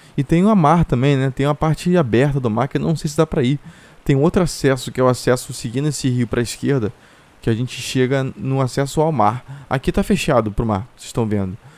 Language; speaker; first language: Portuguese; native; Portuguese